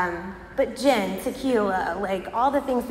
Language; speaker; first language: English; native; English